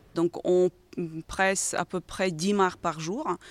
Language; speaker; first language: French; non-native, fluent; Ukrainian